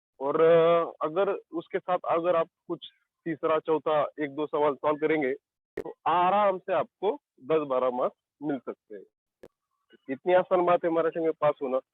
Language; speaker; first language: Hindi; non-native, local second language; Marathi